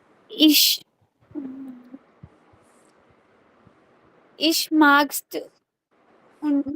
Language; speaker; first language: German; non-native, learner; Hindi